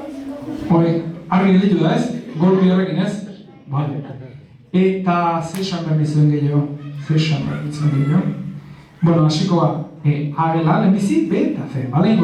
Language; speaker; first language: Basque; native; Basque